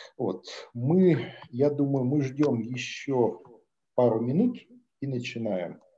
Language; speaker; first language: Russian; native; Russian